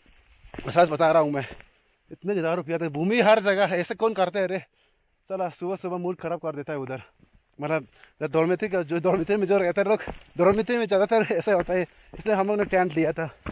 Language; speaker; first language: Hindi; non-native, local second language; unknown